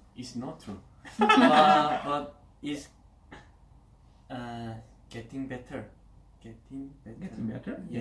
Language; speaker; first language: English; non-native, learner; Korean